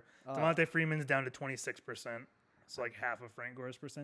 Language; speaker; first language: English; native; English